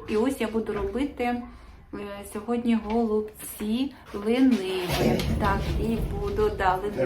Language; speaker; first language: Ukrainian; native; Ukrainian